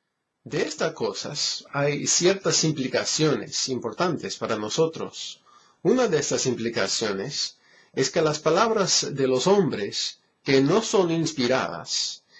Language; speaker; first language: Spanish; non-native, fluent; English